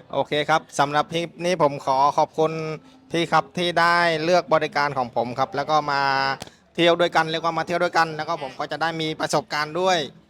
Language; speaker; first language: Thai; non-native, fluent; Vietnamese